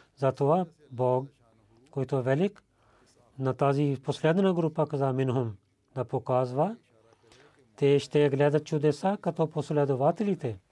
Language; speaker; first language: Bulgarian; non-native, learner; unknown